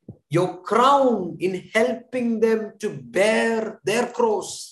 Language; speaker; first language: English; non-native, local second language; Malayalam